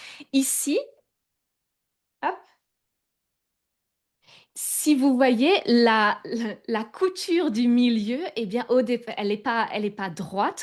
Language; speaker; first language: French; native; French